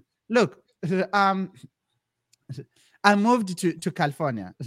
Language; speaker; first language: English; non-native, local second language; Shona